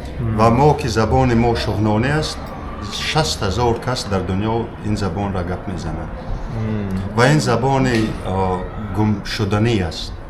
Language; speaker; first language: Persian; non-native, local second language; Shughni